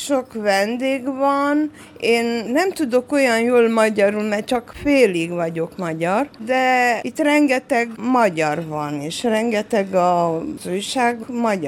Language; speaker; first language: Hungarian; non-native, local second language; Romanian